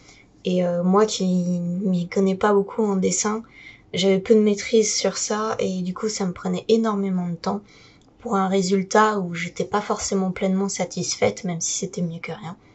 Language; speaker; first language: French; native; French